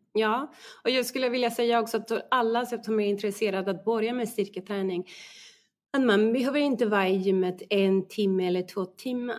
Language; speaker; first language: Swedish; non-native, fluent; Spanish